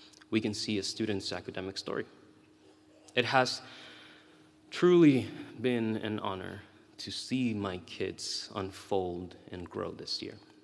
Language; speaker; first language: English; early bilingual, other home language; Spanish